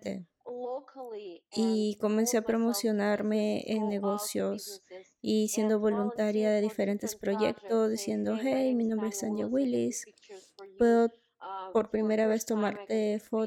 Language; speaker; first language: Spanish; non-native, fluent; Russian